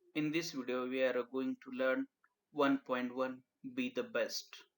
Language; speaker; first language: English; non-native, local second language; Marathi